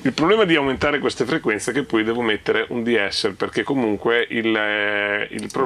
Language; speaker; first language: Italian; native; Italian